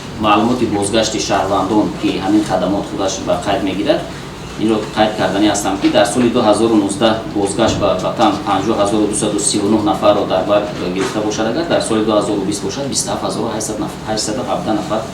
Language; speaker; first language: Tajik; native; Tajik